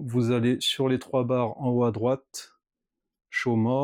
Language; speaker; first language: French; native; French